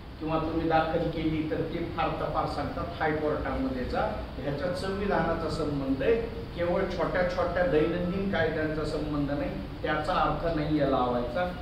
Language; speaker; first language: Marathi; native; Marathi